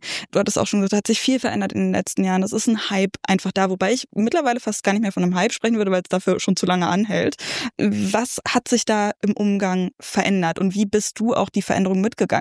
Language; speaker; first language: German; native; German